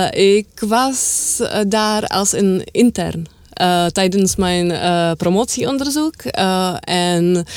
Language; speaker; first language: Dutch; non-native, learner; Czech